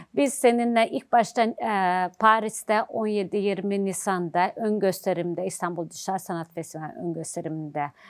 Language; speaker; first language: Turkish; non-native, fluent; Azerbaijani